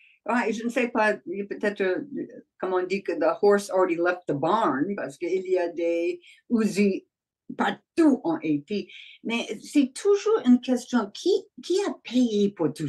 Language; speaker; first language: French; non-native, learner; English